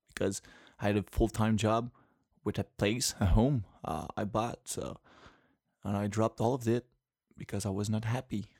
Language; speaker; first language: English; non-native, fluent; French